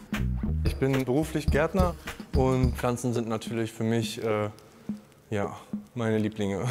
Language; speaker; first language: German; native; German